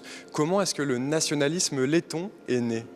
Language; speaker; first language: French; native; French